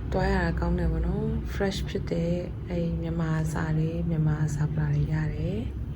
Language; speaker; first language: Burmese; non-native, local second language; Shan